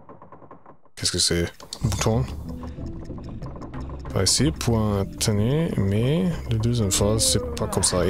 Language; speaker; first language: French; non-native, learner; German